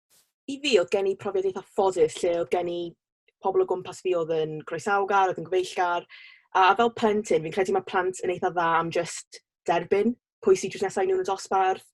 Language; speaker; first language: Welsh; non-native, local second language; English